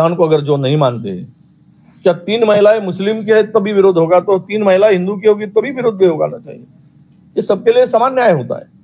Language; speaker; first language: Hindi; non-native, local second language; Marathi